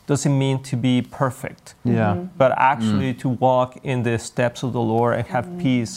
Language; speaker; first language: English; non-native, fluent; Spanish